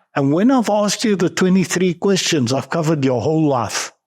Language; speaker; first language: English; non-native, local second language; Afrikaans